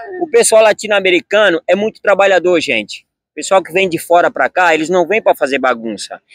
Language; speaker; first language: Portuguese; native; Portuguese